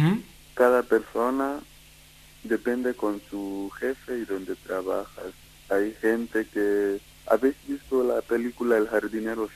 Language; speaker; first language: Spanish; non-native, fluent; Kikuyu